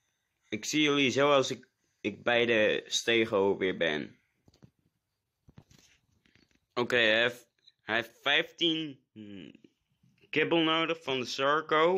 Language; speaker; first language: Dutch; native; Dutch